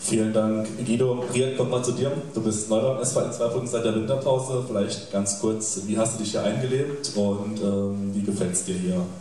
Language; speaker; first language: German; native; German